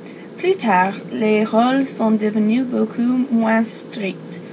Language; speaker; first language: French; non-native, learner; English